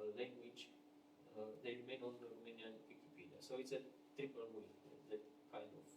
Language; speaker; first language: English; non-native, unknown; Romanian